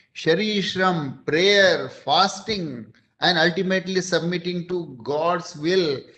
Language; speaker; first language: English; non-native, local second language; Marathi